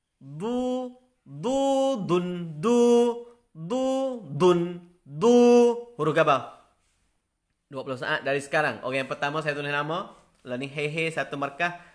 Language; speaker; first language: Malay; native; Malay